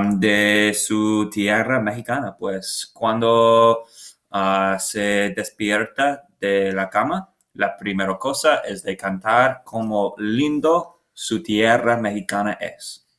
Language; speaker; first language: Spanish; non-native, learner; English